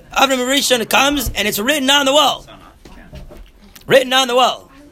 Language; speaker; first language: English; native; English